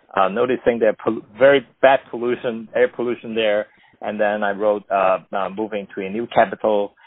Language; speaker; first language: English; non-native, local second language; Cantonese